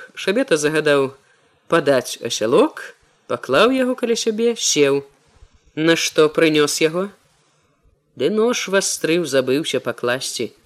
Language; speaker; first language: Belarusian; native; Belarusian